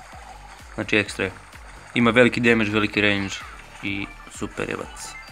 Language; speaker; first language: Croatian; early bilingual, heritage; Croatian